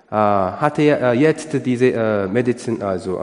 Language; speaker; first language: German; non-native, learner; Korean